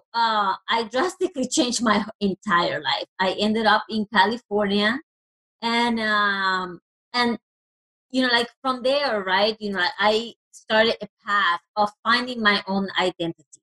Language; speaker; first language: English; non-native, fluent; Spanish